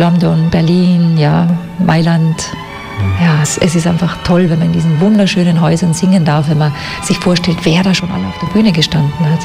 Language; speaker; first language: German; native; German